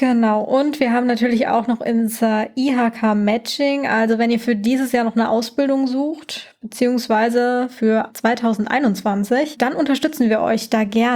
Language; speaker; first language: German; native; German